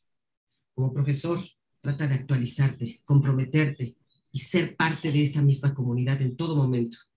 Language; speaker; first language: Spanish; native; Spanish